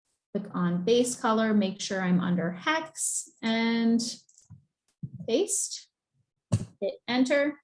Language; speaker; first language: English; native; English